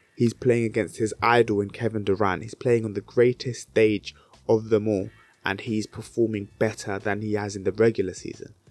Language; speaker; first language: English; native; English